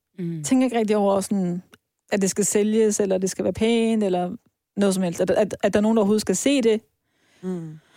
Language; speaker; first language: Danish; early bilingual, other home language; Persian